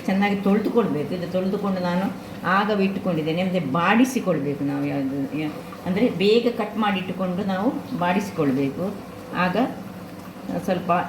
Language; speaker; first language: Kannada; non-native, local second language; Tulu